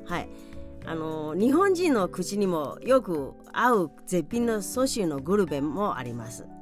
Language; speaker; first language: Japanese; non-native, fluent; Chinese